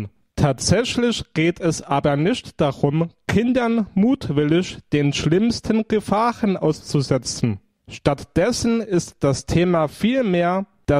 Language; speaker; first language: German; native; German